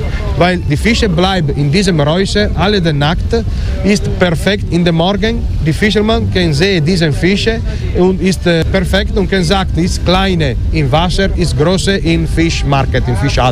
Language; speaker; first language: German; non-native, learner; Italian